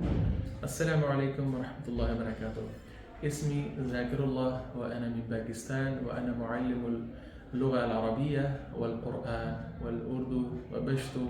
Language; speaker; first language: Arabic; non-native, fluent; Pashto